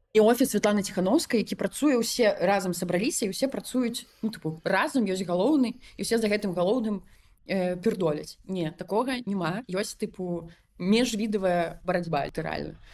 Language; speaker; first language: Belarusian; non-native, local second language; Russian